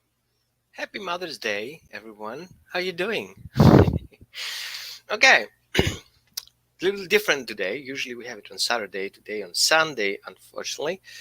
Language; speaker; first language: English; non-native, fluent; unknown